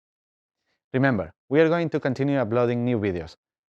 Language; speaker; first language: English; non-native, fluent; Spanish